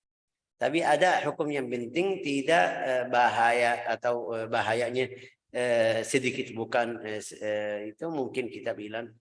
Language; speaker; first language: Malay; non-native, fluent; Arabic